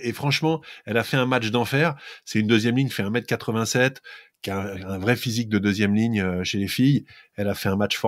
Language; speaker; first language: French; native; French